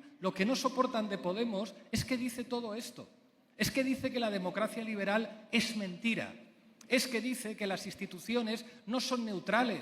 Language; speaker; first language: Spanish; native; Spanish